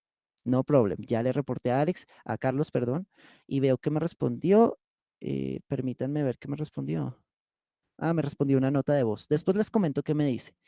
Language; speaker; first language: Spanish; native; Spanish